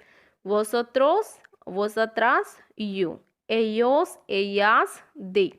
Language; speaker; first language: Spanish; non-native, learner; Hindi